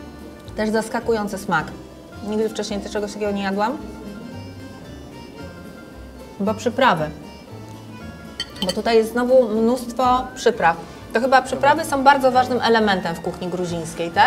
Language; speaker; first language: Polish; native; Polish